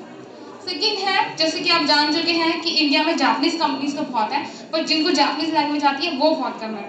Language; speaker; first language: Hindi; native; Hindi